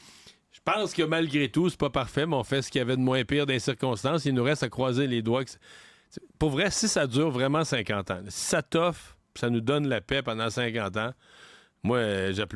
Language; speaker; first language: French; native; French